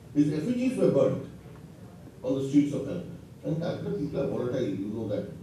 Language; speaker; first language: English; non-native, local second language; Bangla